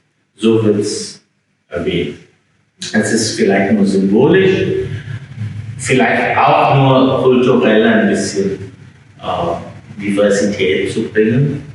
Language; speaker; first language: German; non-native, fluent; English